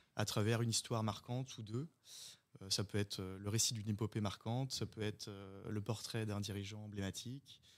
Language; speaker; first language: French; native; French